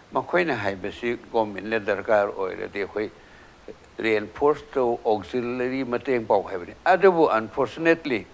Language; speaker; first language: Manipuri; native; Manipuri